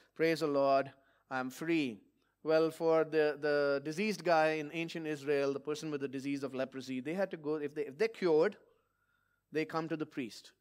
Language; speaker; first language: English; non-native, local second language; Malayalam